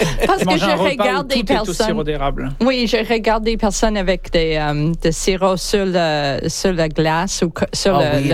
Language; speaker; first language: French; non-native, learner; English